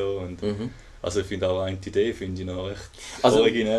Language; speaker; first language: German; native; German